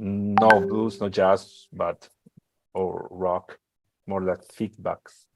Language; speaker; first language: English; non-native, learner; Spanish